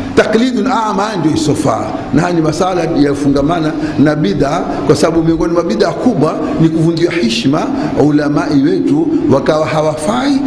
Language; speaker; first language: Swahili; native; Swahili